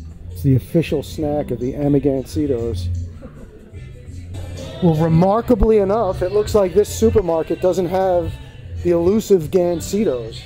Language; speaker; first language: English; native; English